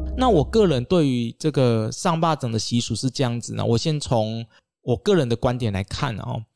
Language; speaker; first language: Chinese; native; Chinese